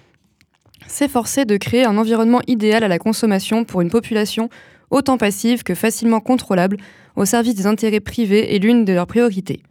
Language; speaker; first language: French; native; French